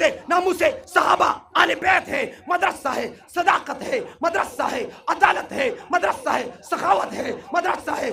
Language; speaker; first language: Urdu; non-native, local second language; Pashto